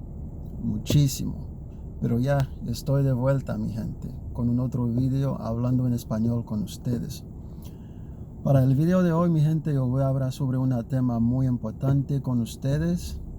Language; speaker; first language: Spanish; non-native, learner; Haitian Creole